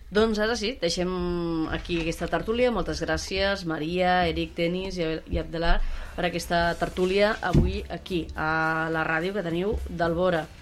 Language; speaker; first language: Catalan; native; Catalan